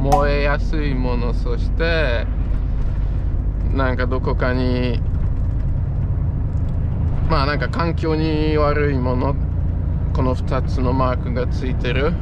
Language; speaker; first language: Japanese; non-native, fluent; Polish